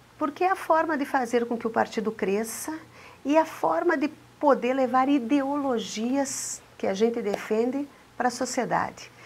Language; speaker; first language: Portuguese; native; Portuguese